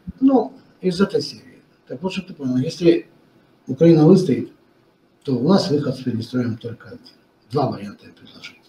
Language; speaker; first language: Russian; non-native, local second language; Romanian